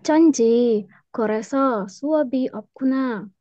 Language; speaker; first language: Korean; non-native, learner; Indonesian